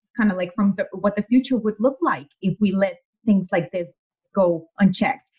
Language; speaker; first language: English; non-native, fluent; Spanish